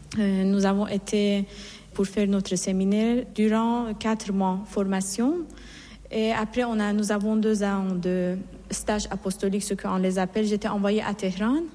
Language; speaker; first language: French; non-native, fluent; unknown